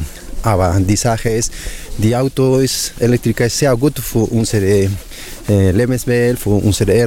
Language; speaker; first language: German; non-native, learner; Spanish